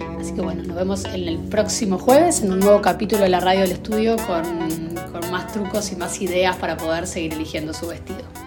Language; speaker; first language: Spanish; native; Spanish